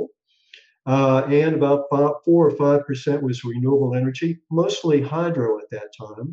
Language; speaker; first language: English; native; English